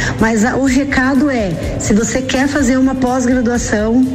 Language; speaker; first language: Portuguese; native; Portuguese